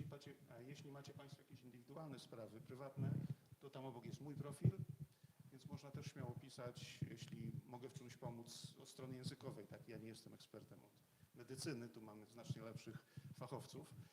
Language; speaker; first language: Polish; native; Polish